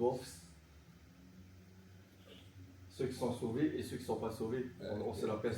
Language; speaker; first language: French; native; French